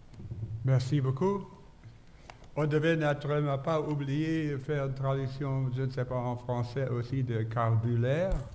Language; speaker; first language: French; non-native, fluent; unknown